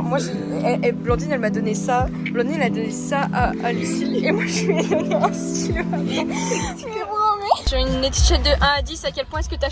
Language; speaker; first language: French; native; French